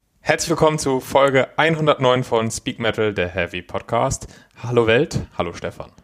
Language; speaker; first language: German; native; German